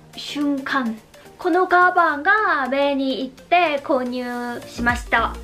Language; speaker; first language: Japanese; non-native, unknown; Korean